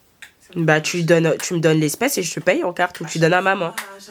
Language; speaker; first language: French; native; French